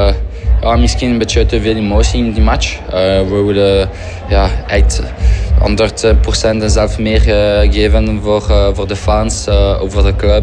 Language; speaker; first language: Dutch; non-native, fluent; French